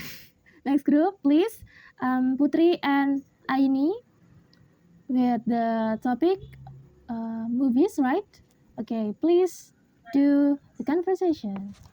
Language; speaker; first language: English; non-native, learner; Indonesian